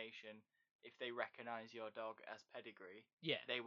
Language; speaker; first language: English; native; English